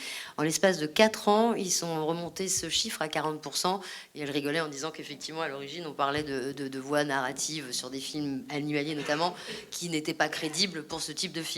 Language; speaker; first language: French; native; French